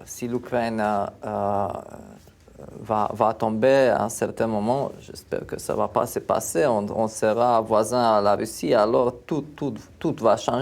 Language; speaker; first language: French; non-native, fluent; Romanian